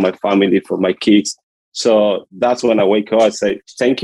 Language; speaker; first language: English; non-native, learner; Spanish